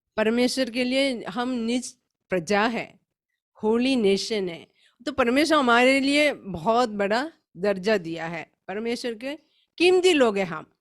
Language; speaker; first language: Hindi; non-native, local second language; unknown